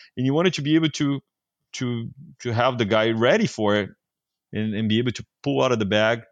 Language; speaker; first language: English; non-native, fluent; Portuguese